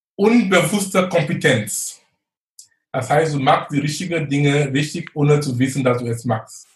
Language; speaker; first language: German; non-native, fluent; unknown